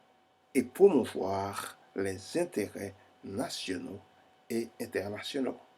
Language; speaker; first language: French; non-native, fluent; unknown